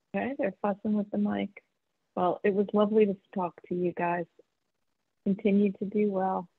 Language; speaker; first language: English; native; English